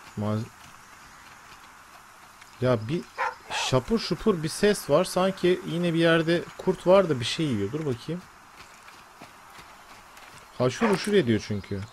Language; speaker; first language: Turkish; native; Turkish